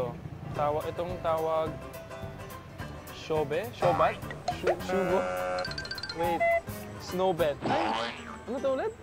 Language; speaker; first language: Filipino; non-native, fluent; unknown